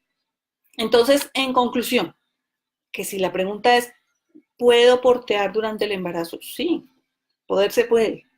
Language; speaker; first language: Spanish; native; Spanish